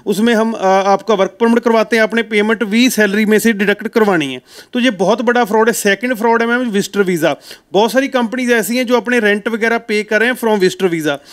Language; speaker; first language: Hindi; non-native, local second language; Punjabi